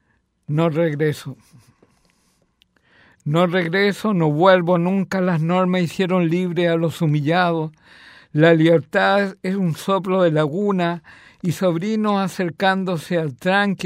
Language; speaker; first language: Spanish; native; Spanish